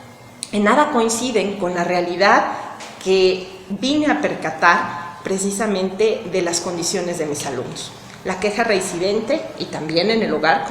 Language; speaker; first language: Spanish; native; Spanish